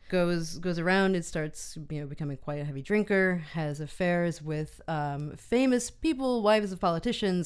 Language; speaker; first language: English; native; English